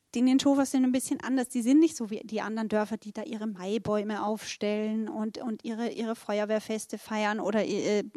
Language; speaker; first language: German; native; German